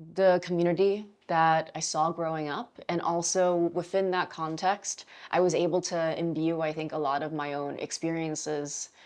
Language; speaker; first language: English; native; English